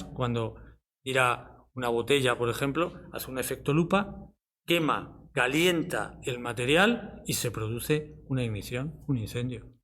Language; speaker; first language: Spanish; native; Spanish